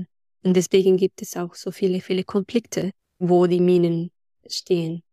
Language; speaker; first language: German; non-native, fluent; Spanish